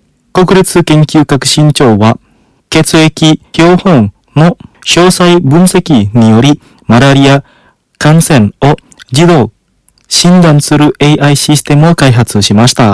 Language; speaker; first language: Japanese; non-native, fluent; Indonesian